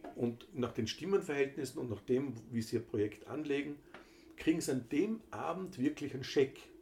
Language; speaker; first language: German; native; German